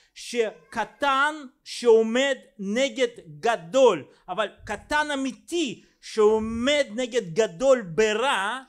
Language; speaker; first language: Hebrew; non-native, fluent; Russian